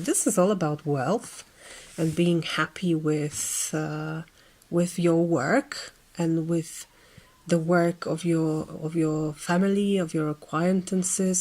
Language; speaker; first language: English; non-native, fluent; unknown